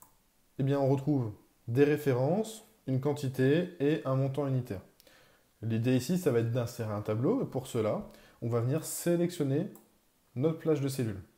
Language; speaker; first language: French; native; French